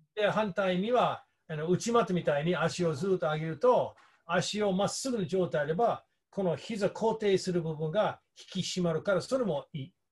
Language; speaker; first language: Japanese; non-native, fluent; English